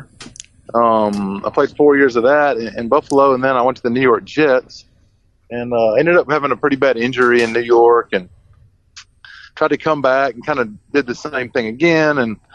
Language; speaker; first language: English; native; English